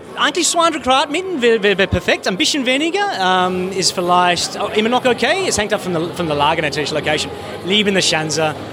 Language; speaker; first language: German; non-native, fluent; English